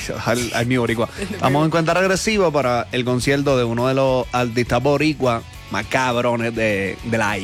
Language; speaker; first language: Spanish; native; Spanish